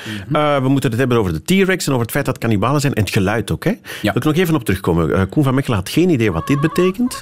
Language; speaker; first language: Dutch; native; Dutch